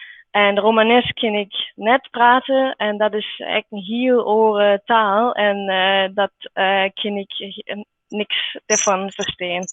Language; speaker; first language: Dutch; non-native, learner; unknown